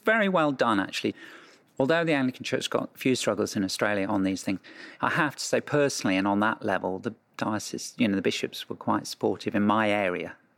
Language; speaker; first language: English; native; English